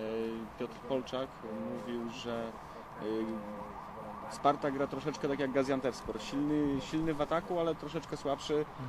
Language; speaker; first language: Polish; native; Polish